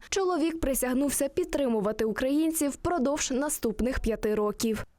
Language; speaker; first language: Ukrainian; native; Ukrainian